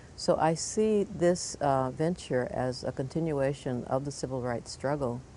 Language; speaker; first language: English; native; English